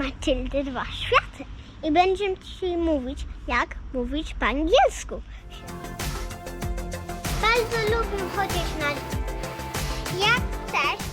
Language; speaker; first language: Polish; early bilingual, heritage; Polish